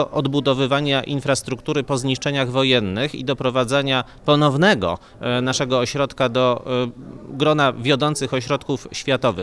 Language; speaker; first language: Polish; native; Polish